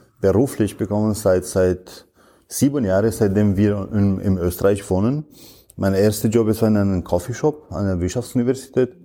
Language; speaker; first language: German; non-native, fluent; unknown